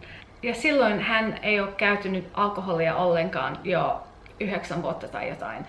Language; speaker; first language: Finnish; non-native, learner; English